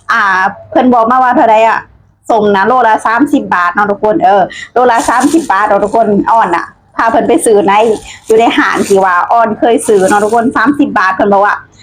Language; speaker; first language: Thai; non-native, local second language; Lao